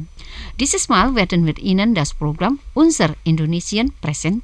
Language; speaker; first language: German; non-native, fluent; Indonesian